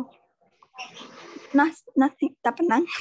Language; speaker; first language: English; non-native, learner; Khmer